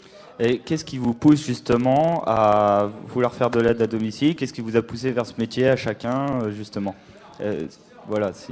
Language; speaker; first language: French; native; French